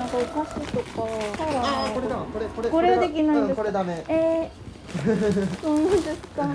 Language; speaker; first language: Japanese; non-native, learner; Korean